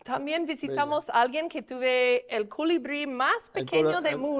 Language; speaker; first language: Spanish; non-native, fluent; English